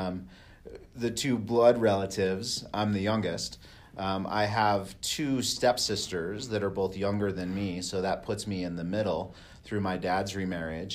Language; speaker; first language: English; native; English